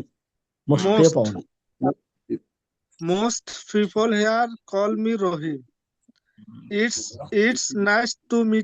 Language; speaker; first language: English; non-native, learner; Bangla